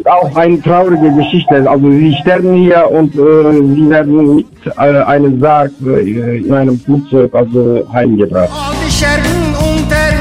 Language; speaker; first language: German; early bilingual, other home language; Turkish